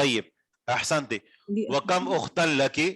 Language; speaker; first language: Arabic; non-native, fluent; Urdu